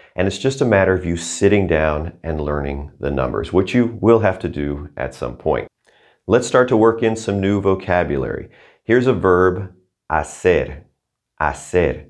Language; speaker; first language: English; native; English